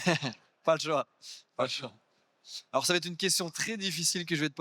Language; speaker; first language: French; native; French